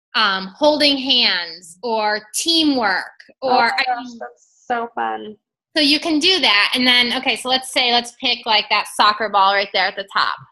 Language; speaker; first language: English; native; English